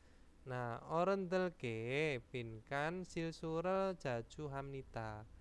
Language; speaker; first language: Korean; non-native, learner; Indonesian